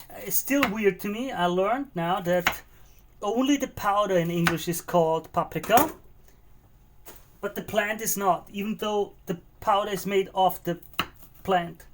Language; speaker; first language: English; non-native, fluent; German